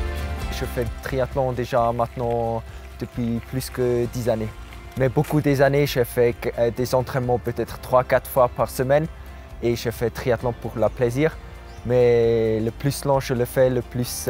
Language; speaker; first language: French; non-native, local second language; German